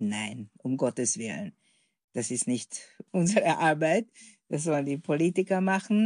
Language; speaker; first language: German; non-native, fluent; Hungarian